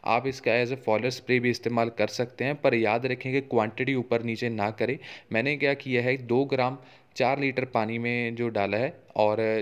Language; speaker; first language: Hindi; native; Hindi